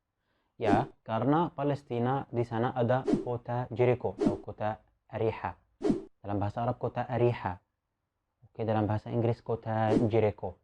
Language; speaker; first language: Indonesian; non-native, fluent; Arabic